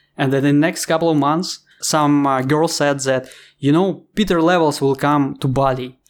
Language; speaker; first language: English; non-native, fluent; Ukrainian